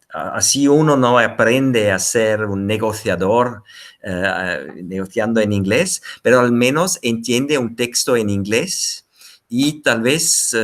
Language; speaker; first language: Spanish; non-native, fluent; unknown